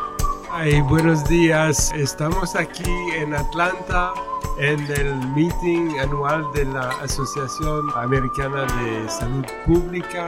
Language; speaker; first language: Spanish; non-native, fluent; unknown